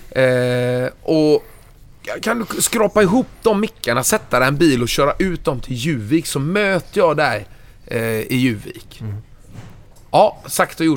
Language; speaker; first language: Swedish; native; Swedish